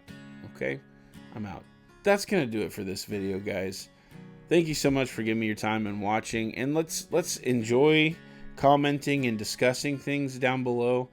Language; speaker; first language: English; native; English